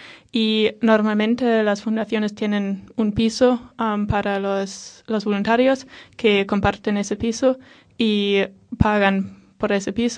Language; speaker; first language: Spanish; non-native, fluent; German